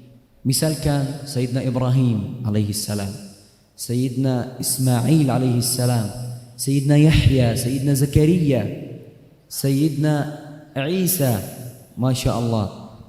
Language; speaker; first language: Indonesian; non-native, fluent; Arabic